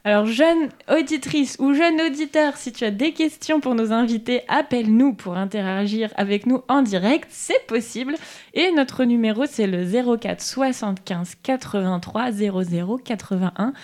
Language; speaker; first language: French; native; French